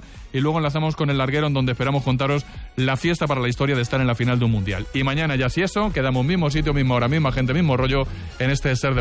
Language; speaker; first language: Spanish; native; Spanish